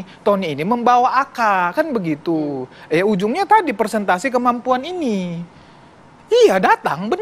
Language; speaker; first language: Indonesian; native; Indonesian